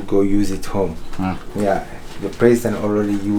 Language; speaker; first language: English; non-native, fluent; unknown